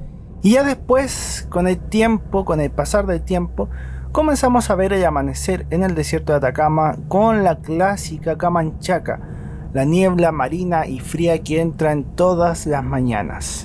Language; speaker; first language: Spanish; native; Spanish